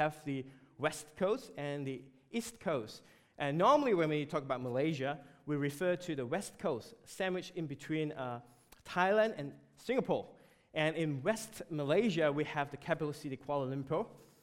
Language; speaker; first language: English; non-native, local second language; Chinese